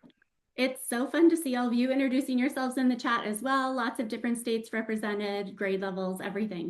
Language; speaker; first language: English; native; English